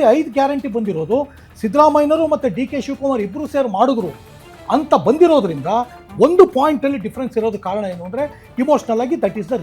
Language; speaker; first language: Kannada; native; Kannada